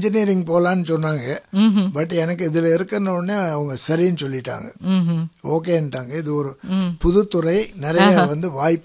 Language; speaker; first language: Tamil; native; Tamil